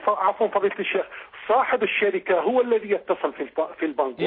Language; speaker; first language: Arabic; native; Arabic